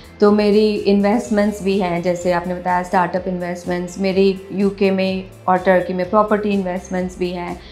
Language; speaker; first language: Hindi; native; Hindi